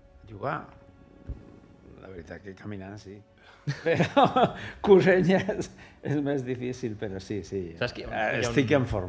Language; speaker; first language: Catalan; non-native, local second language; Spanish